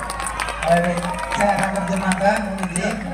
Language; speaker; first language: Indonesian; native; Indonesian